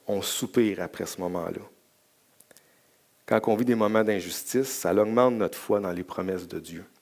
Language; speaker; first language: French; native; French